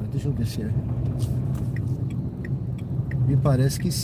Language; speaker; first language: Portuguese; native; Portuguese